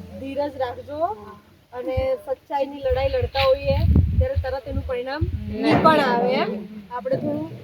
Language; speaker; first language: Gujarati; native; Gujarati